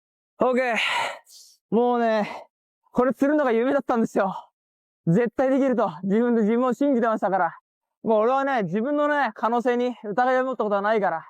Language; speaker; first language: Japanese; native; Japanese